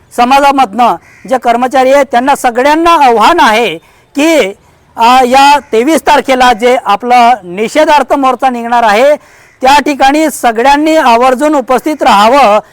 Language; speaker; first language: Marathi; non-native, local second language; Bhili